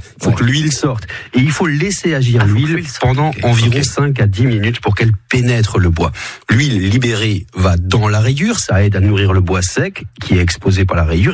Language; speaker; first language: French; native; French